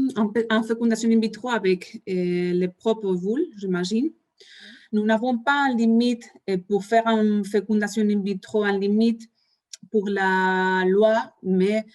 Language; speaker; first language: French; non-native, fluent; Spanish